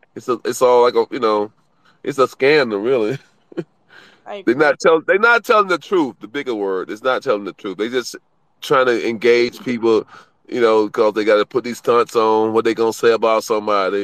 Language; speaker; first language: English; native; English